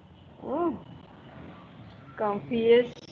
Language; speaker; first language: English; non-native, learner; Spanish